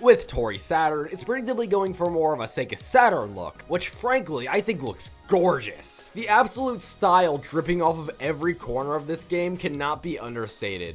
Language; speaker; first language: English; native; English